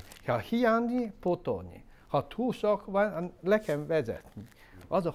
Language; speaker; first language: Hungarian; non-native, learner; Chinese